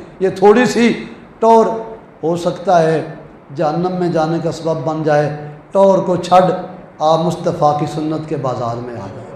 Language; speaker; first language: Urdu; non-native, local second language; Punjabi